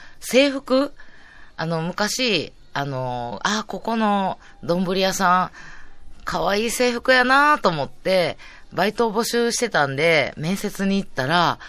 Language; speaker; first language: Japanese; native; Japanese